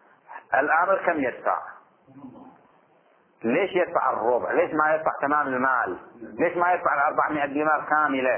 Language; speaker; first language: Arabic; native; Arabic